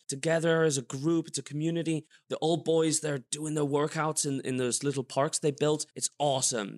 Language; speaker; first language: English; native; English